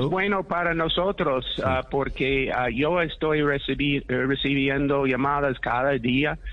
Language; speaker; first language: Spanish; non-native, fluent; English